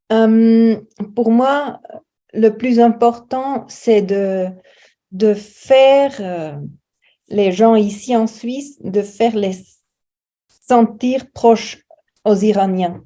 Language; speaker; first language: French; non-native, fluent; German